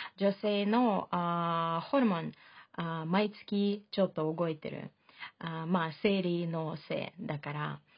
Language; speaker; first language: Japanese; non-native, fluent; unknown